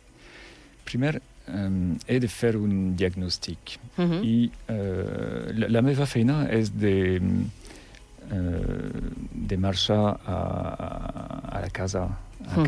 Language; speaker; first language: Catalan; non-native, learner; French